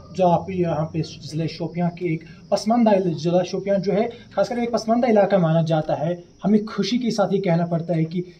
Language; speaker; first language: Hindi; non-native, local second language; Kashmiri